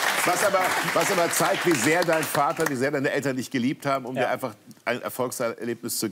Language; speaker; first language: German; native; German